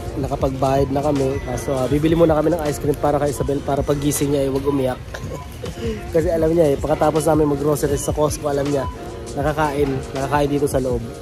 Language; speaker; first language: Filipino; non-native, local second language; Bikol